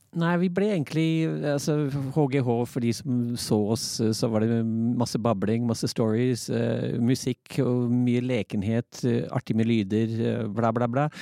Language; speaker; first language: Norwegian; early bilingual, other home language; English